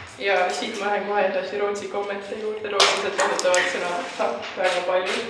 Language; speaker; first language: Estonian; native; Estonian